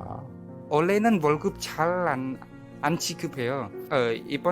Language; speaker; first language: Korean; non-native, learner; Khmer